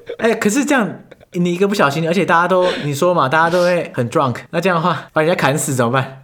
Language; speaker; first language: Chinese; native; Chinese